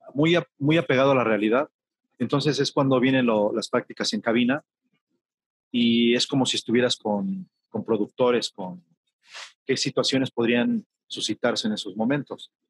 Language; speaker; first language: Spanish; native; Spanish